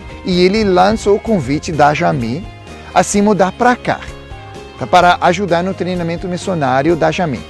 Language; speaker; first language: Portuguese; non-native, fluent; English